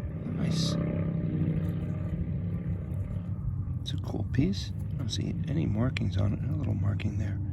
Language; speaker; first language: English; native; English